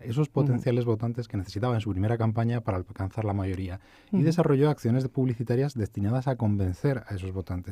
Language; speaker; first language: Spanish; native; Spanish